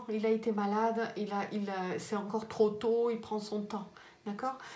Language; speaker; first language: French; native; French